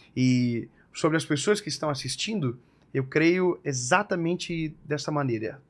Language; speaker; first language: Portuguese; native; Portuguese